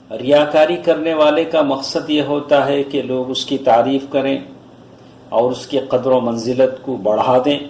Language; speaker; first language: Urdu; native; Urdu